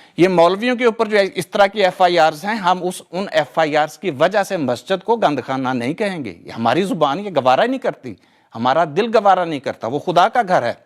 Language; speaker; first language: Urdu; non-native, local second language; Punjabi